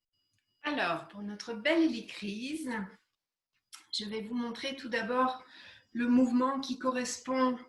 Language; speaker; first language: French; native; French